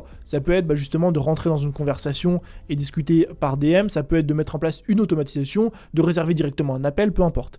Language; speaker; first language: French; native; French